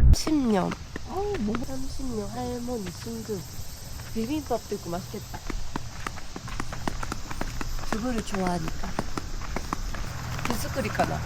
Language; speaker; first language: Korean; non-native, fluent; Japanese